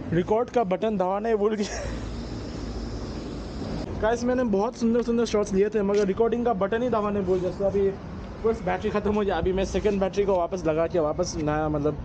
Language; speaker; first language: Hindi; non-native, local second language; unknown